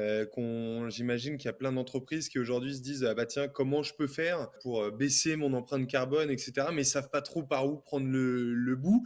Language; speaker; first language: French; native; French